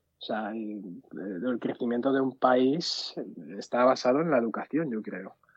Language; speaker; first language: Spanish; early bilingual, other home language; Arabic